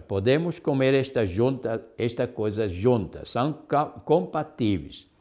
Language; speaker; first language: Portuguese; non-native, fluent; German